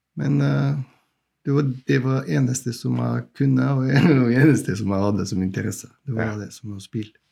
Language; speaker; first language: Norwegian; non-native, fluent; Bulgarian